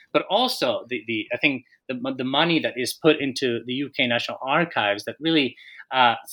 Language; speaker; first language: English; non-native, fluent; Spanish